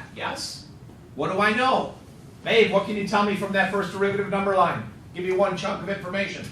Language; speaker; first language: English; native; English